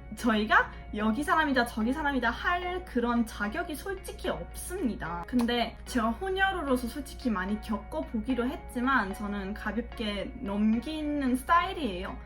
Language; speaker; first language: Korean; early bilingual, heritage; Korean